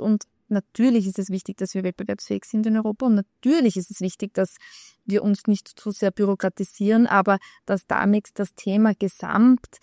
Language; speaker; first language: German; native; German